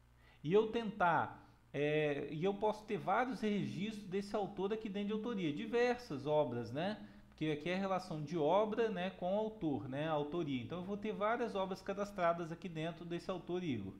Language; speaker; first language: Portuguese; native; Portuguese